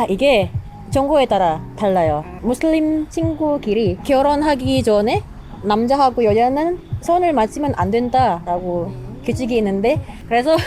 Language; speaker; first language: Korean; non-native, learner; Indonesian